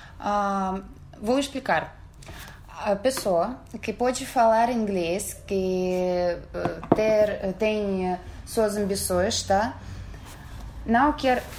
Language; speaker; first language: Portuguese; non-native, fluent; Russian